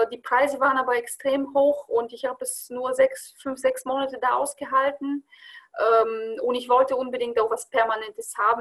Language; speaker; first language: German; non-native, fluent; Bulgarian